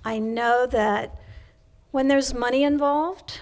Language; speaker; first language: English; native; English